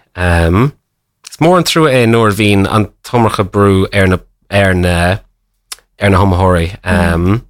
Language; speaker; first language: Irish; non-native, local second language; English